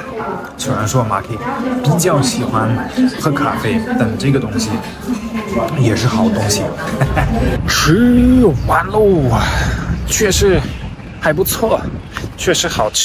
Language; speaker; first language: Chinese; non-native, fluent; German